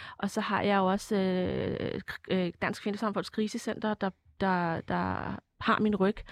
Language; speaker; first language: Danish; early bilingual, other home language; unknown